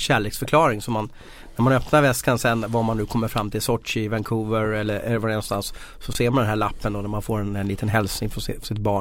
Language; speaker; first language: Swedish; native; Swedish